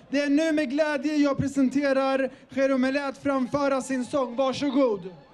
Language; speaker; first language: Swedish; early bilingual, other home language; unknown